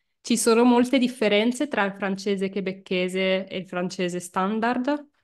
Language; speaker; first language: Italian; native; Italian